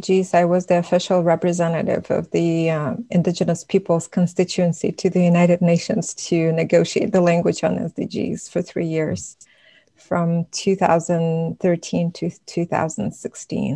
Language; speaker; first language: English; non-native, fluent; Buriat